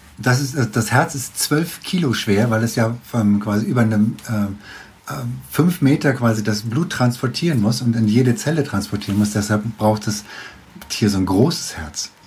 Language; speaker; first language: German; native; German